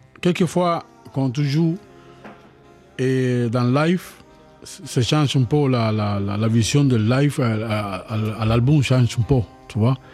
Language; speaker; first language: French; non-native, learner; Spanish